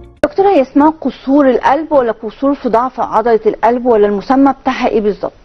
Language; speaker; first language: Arabic; native; Arabic